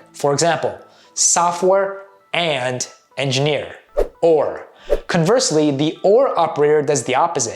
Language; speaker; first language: English; native; English